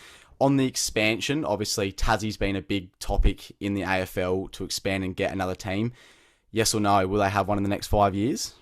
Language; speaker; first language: English; native; English